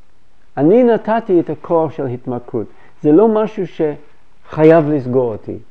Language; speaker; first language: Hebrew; non-native, fluent; English